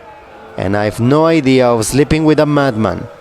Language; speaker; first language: English; non-native, fluent; Spanish